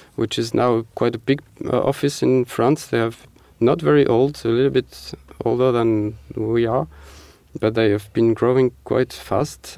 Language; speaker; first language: English; non-native, fluent; French